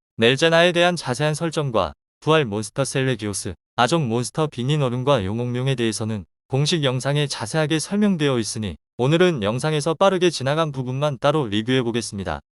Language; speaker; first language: Korean; native; Korean